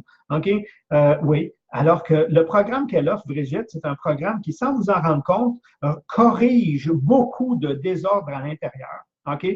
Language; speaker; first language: French; native; French